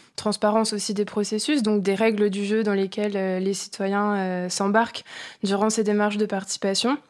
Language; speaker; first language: French; native; French